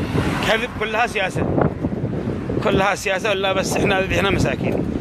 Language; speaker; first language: Arabic; native; Arabic